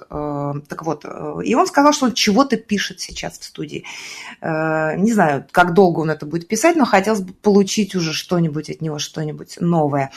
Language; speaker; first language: Russian; native; Russian